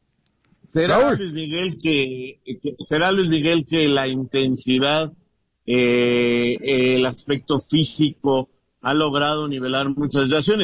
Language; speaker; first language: Spanish; native; Spanish